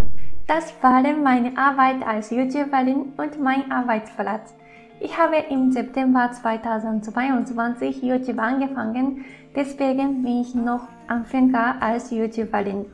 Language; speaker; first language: German; non-native, fluent; Japanese